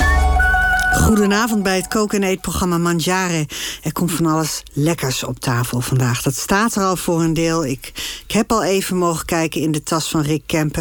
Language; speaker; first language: Dutch; native; Dutch